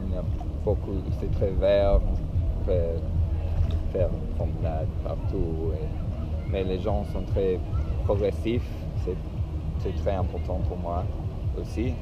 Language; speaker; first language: French; non-native, fluent; English